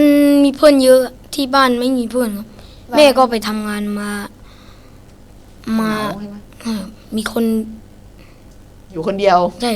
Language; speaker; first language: Thai; non-native, learner; Shan